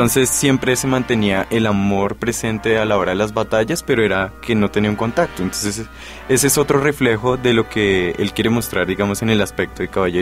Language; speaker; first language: Spanish; native; Spanish